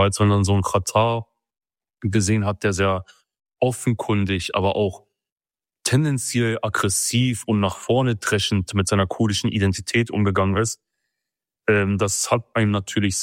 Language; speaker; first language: German; early bilingual, other home language; Kurdish